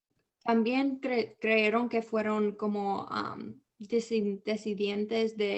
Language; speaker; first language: Spanish; early bilingual, heritage; Spanish